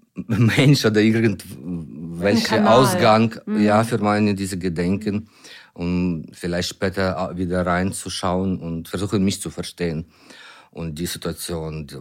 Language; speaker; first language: German; non-native, fluent; Ukrainian